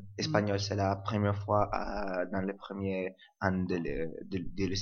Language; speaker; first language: French; non-native, learner; Italian